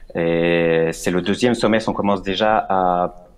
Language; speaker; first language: French; non-native, fluent; Spanish